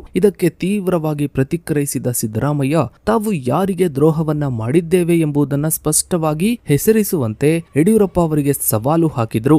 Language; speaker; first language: Kannada; native; Kannada